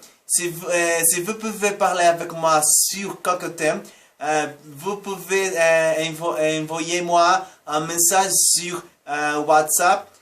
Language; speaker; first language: French; non-native, learner; Portuguese